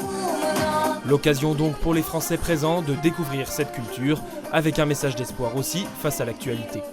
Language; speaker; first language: French; native; French